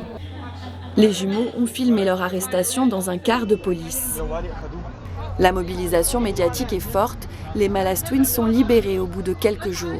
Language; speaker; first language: French; native; French